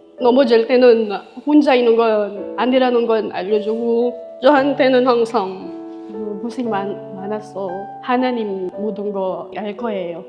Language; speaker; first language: Korean; non-native, learner; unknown